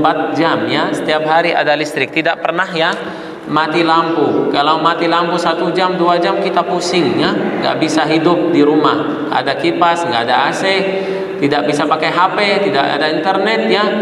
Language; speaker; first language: Indonesian; non-native, fluent; Arabic